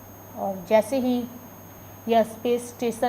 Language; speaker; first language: Hindi; native; Hindi